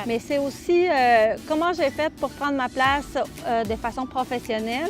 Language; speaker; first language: French; non-native, fluent; Spanish